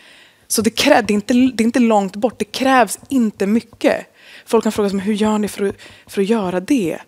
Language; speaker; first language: Swedish; native; Swedish